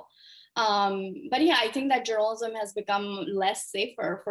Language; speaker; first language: English; non-native, local second language; Urdu